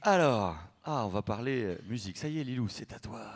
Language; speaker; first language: French; native; French